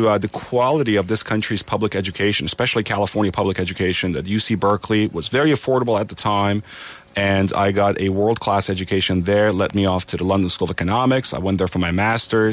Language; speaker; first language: English; non-native, fluent; Persian